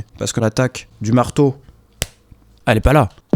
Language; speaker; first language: French; native; French